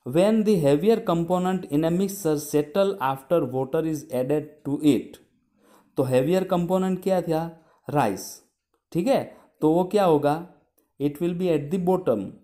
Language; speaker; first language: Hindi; non-native, local second language; Gujarati